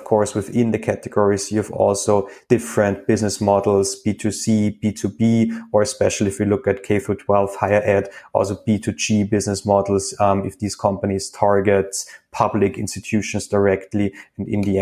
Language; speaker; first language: English; non-native, fluent; German